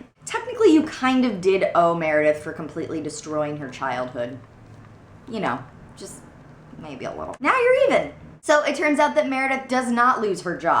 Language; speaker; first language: English; native; English